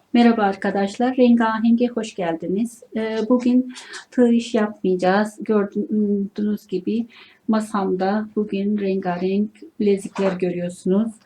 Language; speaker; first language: Turkish; non-native, fluent; Urdu